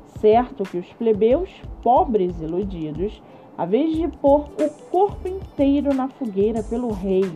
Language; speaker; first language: Portuguese; native; Portuguese